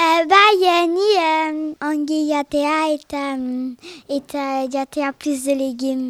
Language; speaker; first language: Basque; non-native, local second language; French